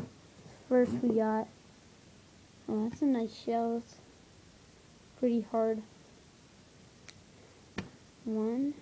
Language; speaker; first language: English; native; English